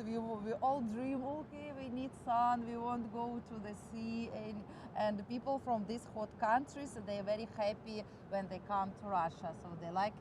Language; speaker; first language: English; non-native, fluent; Russian